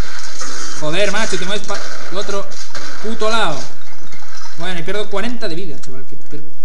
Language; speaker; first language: Spanish; native; Spanish